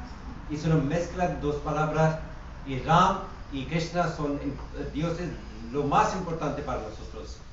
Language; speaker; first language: Spanish; non-native, fluent; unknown